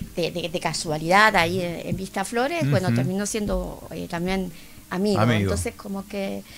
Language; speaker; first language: Spanish; native; Spanish